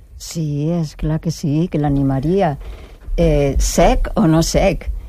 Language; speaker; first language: Catalan; non-native, fluent; Spanish